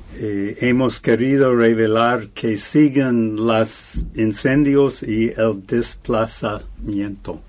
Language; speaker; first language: Spanish; non-native, fluent; English